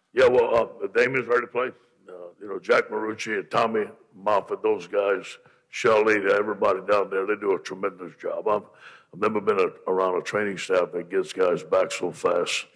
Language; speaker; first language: English; native; English